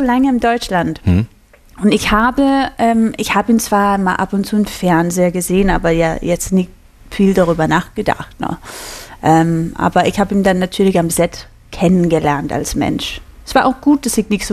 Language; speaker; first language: German; non-native, fluent; Danish